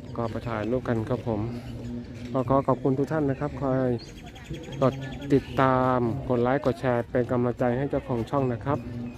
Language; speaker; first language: Thai; native; Thai